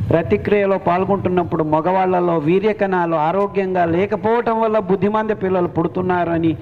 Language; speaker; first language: Telugu; native; Telugu